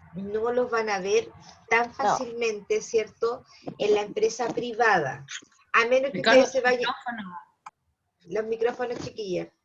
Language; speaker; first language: Spanish; native; Spanish